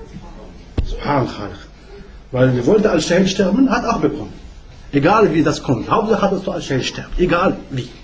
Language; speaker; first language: German; non-native, learner; Arabic